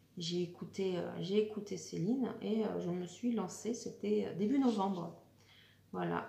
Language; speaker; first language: French; native; French